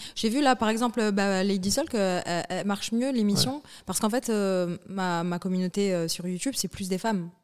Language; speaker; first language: French; early bilingual, other home language; Arabic